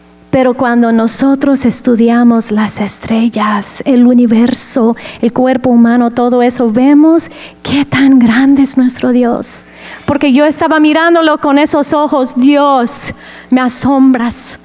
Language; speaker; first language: Spanish; non-native, fluent; English